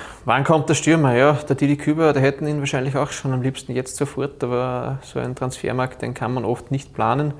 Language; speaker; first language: German; native; German